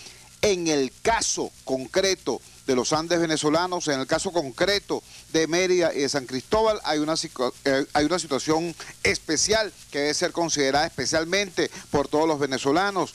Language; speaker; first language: Spanish; native; Spanish